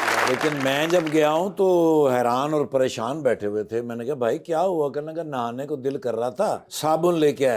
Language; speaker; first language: Hindi; non-native, local second language; Punjabi